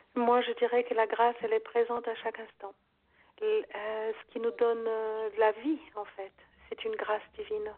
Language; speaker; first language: French; non-native, fluent; Portuguese